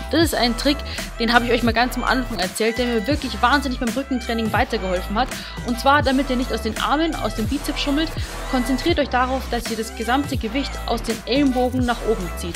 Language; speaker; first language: German; native; German